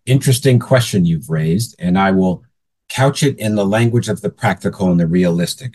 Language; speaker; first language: English; native; English